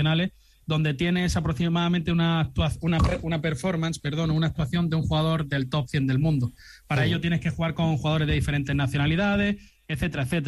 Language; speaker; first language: Spanish; native; Spanish